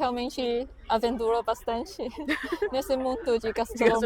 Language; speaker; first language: Portuguese; non-native, fluent; Chinese